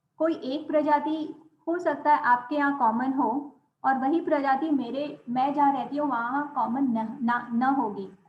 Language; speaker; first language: Hindi; non-native, local second language; Gujarati